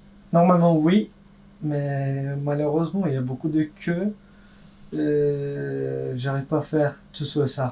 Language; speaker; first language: French; early bilingual, other home language; Turkish